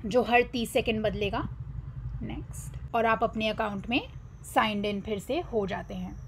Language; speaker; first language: Hindi; native; Hindi